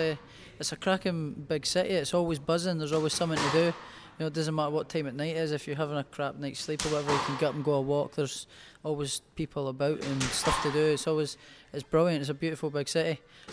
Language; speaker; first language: English; native; English